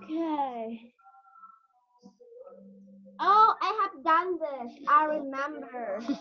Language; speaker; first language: English; non-native, learner; Vietnamese